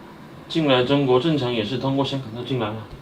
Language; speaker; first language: Chinese; native; Chinese